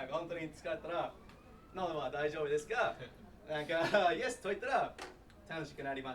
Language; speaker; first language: Japanese; non-native, learner; English